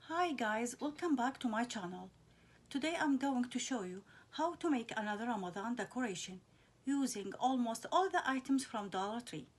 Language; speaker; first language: English; non-native, fluent; Arabic